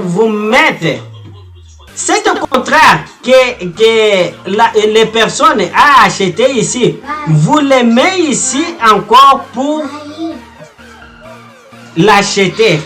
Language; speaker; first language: French; non-native, fluent; Portuguese